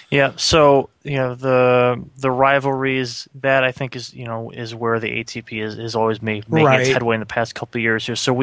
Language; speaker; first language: English; native; English